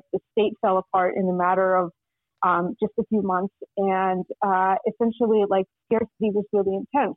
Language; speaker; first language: English; non-native, fluent; Russian